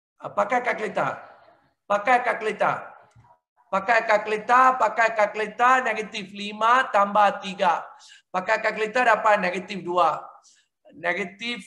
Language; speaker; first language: Malay; native; Malay